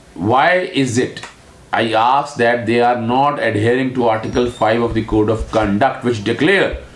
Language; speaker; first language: English; non-native, local second language; Urdu